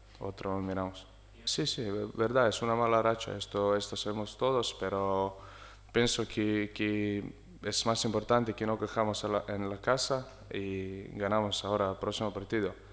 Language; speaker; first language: Spanish; non-native, learner; Slovenian